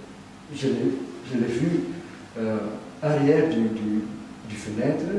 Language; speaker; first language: French; non-native, fluent; Dutch